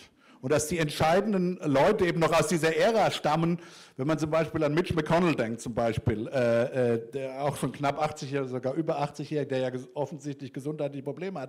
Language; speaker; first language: German; native; German